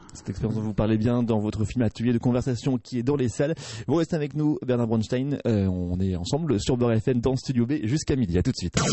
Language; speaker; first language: French; native; French